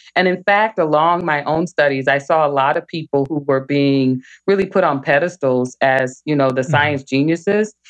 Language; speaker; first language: English; native; English